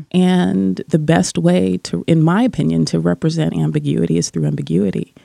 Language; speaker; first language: English; native; English